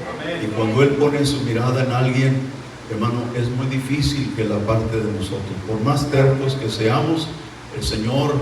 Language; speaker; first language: Spanish; native; Spanish